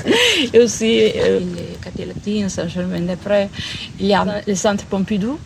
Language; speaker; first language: French; non-native, learner; Italian